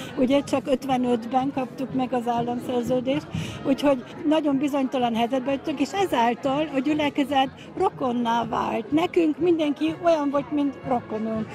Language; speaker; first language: Hungarian; native; Hungarian